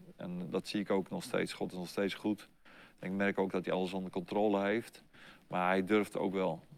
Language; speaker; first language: Dutch; native; Dutch